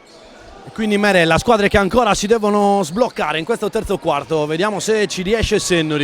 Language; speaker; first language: Italian; native; Italian